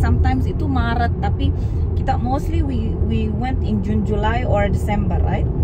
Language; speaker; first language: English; non-native, fluent; Indonesian